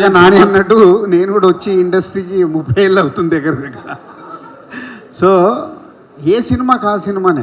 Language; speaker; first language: Telugu; native; Telugu